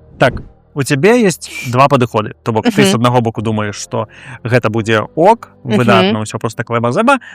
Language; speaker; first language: Belarusian; non-native, local second language; Russian